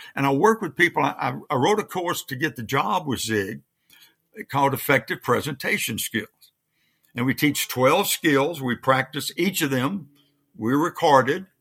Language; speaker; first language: English; native; English